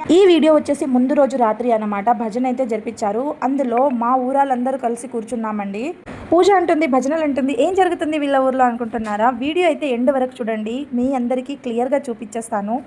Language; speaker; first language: Telugu; non-native, local second language; Lambadi